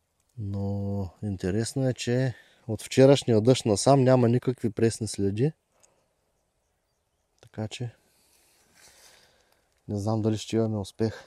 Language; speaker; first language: Bulgarian; native; Bulgarian